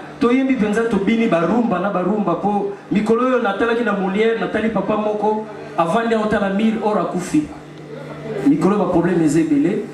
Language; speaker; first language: Lingala; native; Lingala